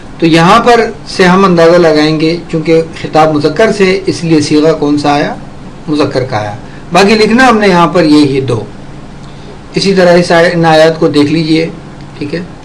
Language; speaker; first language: Urdu; native; Urdu